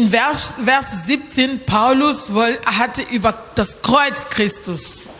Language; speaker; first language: German; non-native, learner; French